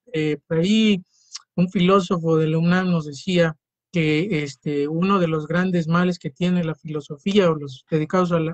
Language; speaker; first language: Spanish; native; Spanish